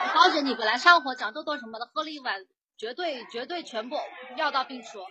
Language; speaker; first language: Chinese; native; Chinese